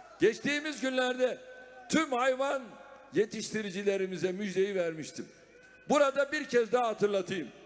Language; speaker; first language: Turkish; native; Turkish